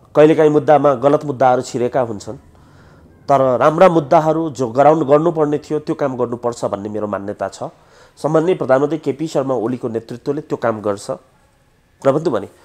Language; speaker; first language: Nepali; native; Nepali